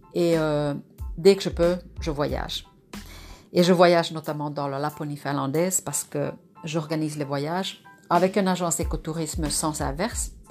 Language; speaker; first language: French; non-native, fluent; Finnish